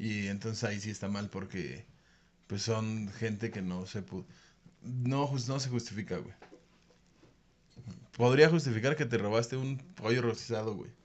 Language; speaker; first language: Spanish; native; Spanish